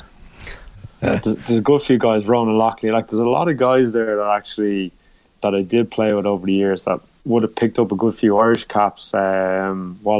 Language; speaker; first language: English; native; English